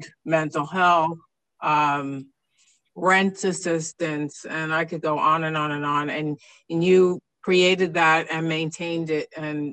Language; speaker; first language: English; native; English